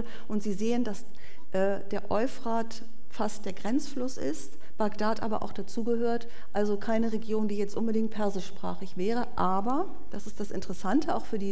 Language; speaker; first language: German; native; German